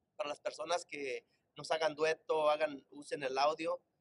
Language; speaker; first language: Spanish; native; Spanish